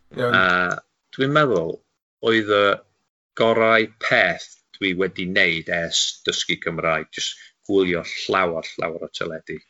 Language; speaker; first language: Welsh; non-native, local second language; English